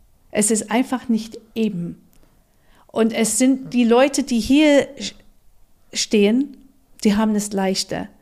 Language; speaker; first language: German; non-native, fluent; English